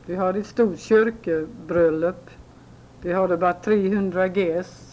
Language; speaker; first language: Swedish; early bilingual, heritage; Swedish